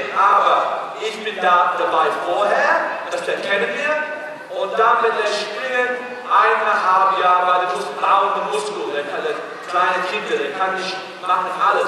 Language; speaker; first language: German; non-native, learner; English